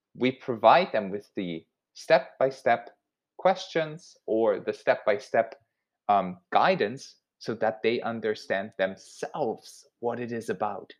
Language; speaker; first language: English; non-native, fluent; Swiss German